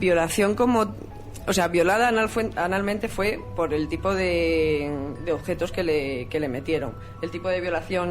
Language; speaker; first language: Spanish; native; Spanish